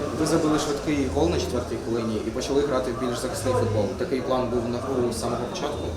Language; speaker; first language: Ukrainian; native; Ukrainian